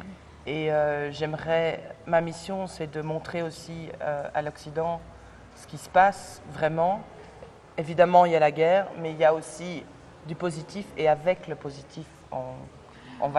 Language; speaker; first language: French; early bilingual, other home language; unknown